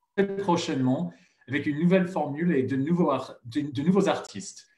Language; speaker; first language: French; non-native, fluent; English